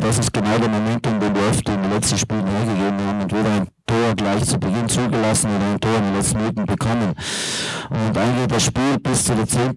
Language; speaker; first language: German; native; German